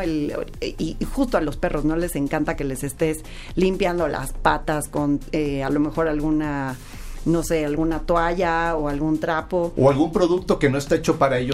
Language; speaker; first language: Spanish; native; Spanish